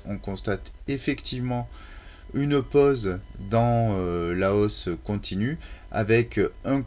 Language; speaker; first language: French; native; French